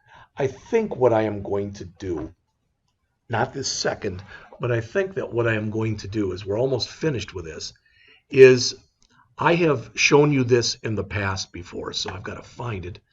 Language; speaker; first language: English; native; English